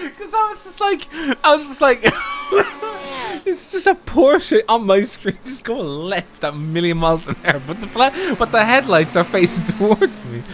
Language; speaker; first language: English; native; English